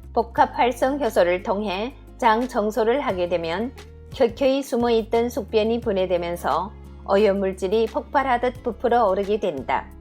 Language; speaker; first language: Korean; native; Korean